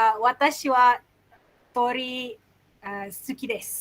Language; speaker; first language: Japanese; non-native, learner; Malay